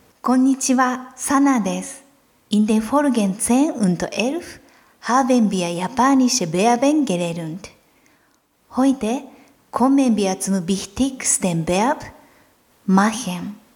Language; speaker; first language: German; non-native, fluent; Japanese